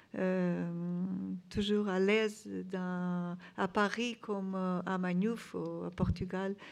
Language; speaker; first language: French; non-native, fluent; Portuguese